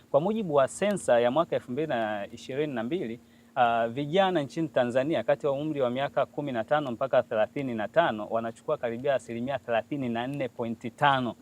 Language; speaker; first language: Swahili; native; Swahili